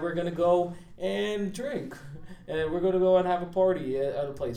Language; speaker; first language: English; non-native, local second language; Marathi